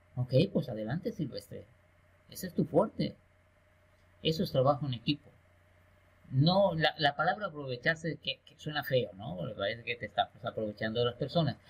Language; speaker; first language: Spanish; native; Spanish